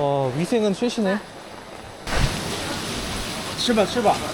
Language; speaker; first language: Chinese; non-native, learner; Korean